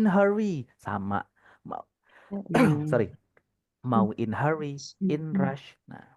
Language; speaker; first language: English; non-native, fluent; Indonesian